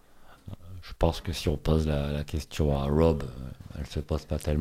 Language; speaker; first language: French; native; French